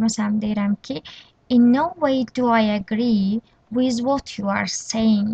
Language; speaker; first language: English; non-native, fluent; Azerbaijani